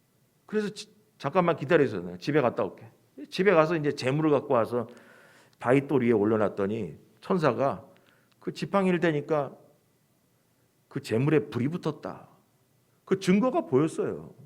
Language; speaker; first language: Korean; native; Korean